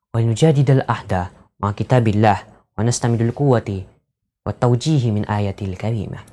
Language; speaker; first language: Arabic; non-native, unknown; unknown